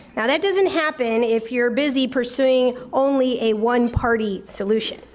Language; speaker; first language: English; native; English